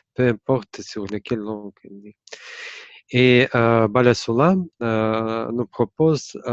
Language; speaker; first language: French; non-native, fluent; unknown